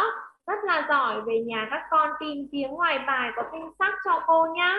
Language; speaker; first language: Vietnamese; native; Vietnamese